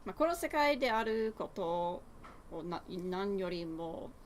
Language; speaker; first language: Japanese; non-native, learner; English